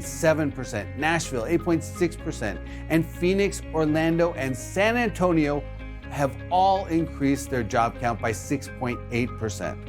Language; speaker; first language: English; native; English